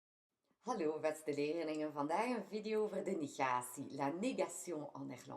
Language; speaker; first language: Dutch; non-native, local second language; French